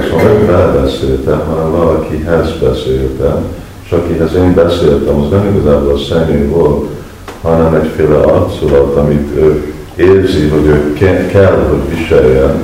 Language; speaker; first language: Hungarian; early bilingual, heritage; Hungarian